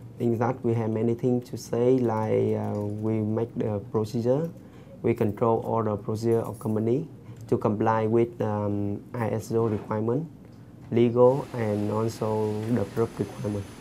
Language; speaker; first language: English; non-native, fluent; Vietnamese